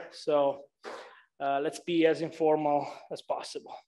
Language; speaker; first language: English; non-native, fluent; Italian